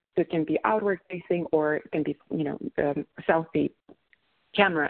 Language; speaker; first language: English; non-native, fluent; Russian